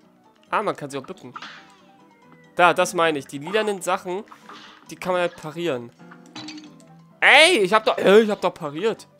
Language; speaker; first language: German; native; German